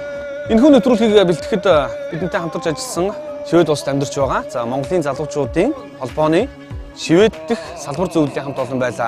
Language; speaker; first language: Mongolian; native; Mongolian